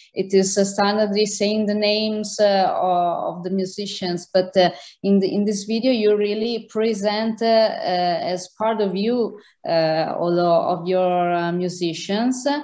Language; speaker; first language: English; non-native, fluent; Italian